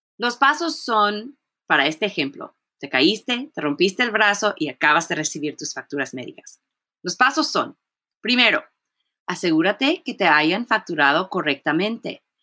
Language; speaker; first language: Spanish; early bilingual, heritage; Spanish